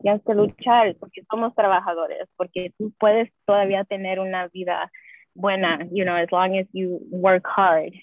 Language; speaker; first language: Spanish; early bilingual, heritage; Spanish